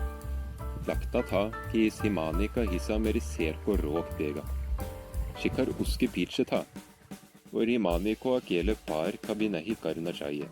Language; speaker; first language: Hindi; non-native, fluent; Norwegian